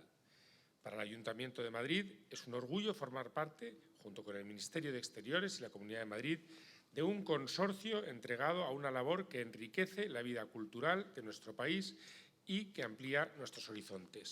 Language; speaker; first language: Spanish; native; Spanish